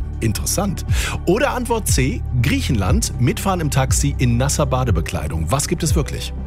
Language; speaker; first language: German; native; German